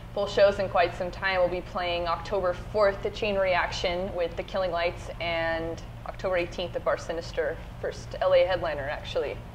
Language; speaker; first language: English; native; English